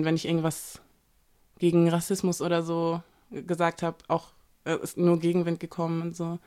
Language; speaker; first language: German; native; German